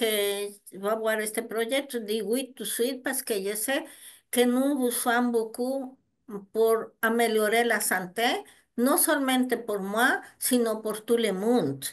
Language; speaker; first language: French; non-native, learner; Spanish